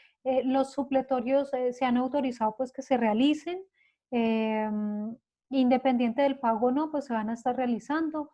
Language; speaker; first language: Spanish; native; Spanish